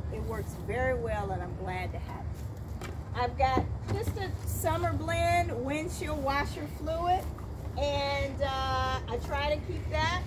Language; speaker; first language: English; native; English